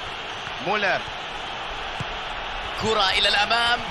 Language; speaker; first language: Arabic; native; Arabic